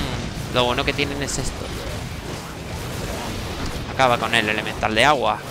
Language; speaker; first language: Spanish; native; Spanish